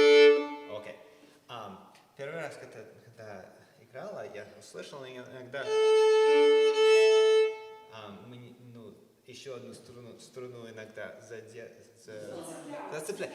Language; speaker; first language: Russian; early bilingual, heritage; Russian